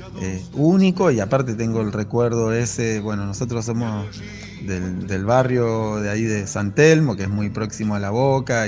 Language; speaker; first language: Spanish; native; Spanish